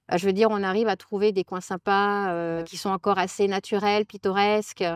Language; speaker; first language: French; native; French